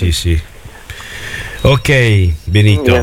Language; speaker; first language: Italian; native; Italian